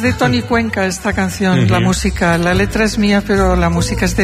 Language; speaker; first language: Spanish; non-native, local second language; Catalan